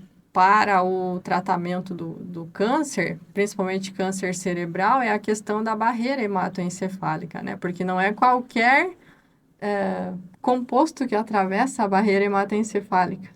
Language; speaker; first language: Portuguese; native; Portuguese